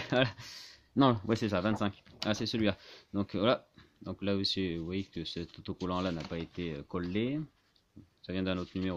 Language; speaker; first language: French; native; French